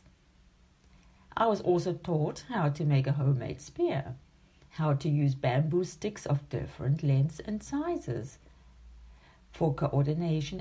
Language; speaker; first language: English; native; English